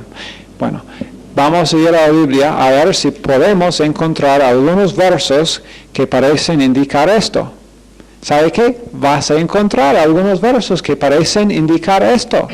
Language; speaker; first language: Spanish; non-native, fluent; English